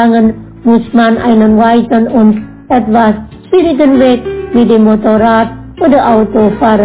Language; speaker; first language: German; non-native, learner; Indonesian